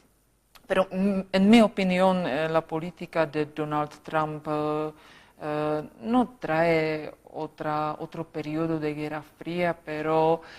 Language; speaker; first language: Spanish; non-native, fluent; Czech